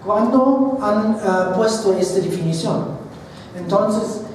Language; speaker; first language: Spanish; non-native, fluent; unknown